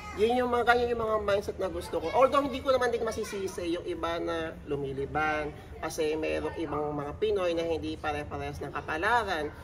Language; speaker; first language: Filipino; native; Filipino